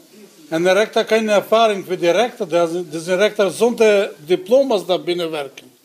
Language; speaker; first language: Dutch; non-native, learner; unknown